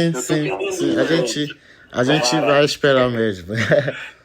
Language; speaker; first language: Portuguese; non-native, learner; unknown